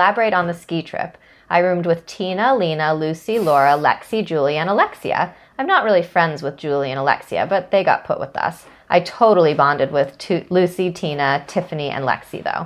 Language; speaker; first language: English; native; English